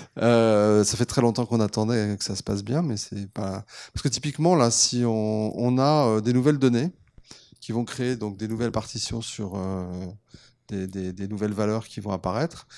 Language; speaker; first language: French; native; French